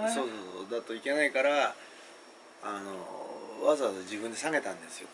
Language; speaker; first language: Japanese; native; Japanese